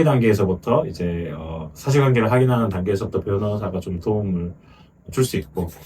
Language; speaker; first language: Korean; native; Korean